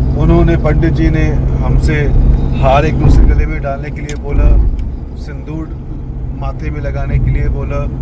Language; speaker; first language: Hindi; native; Hindi